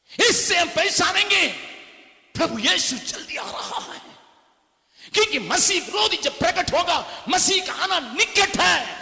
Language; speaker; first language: Hindi; non-native, local second language; Tamil